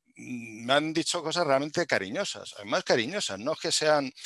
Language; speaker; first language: Spanish; native; Spanish